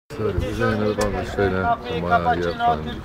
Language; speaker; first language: German; native; German